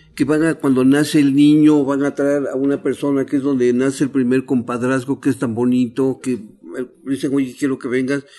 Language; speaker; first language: Spanish; non-native, local second language; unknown